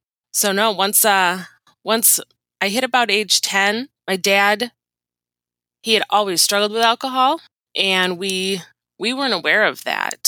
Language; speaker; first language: English; native; English